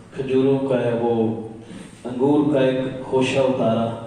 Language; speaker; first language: Urdu; non-native, local second language; Punjabi